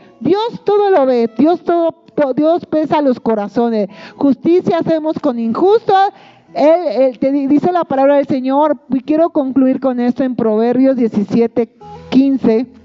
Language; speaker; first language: Spanish; native; Spanish